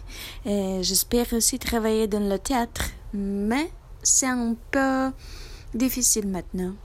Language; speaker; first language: French; non-native, learner; Russian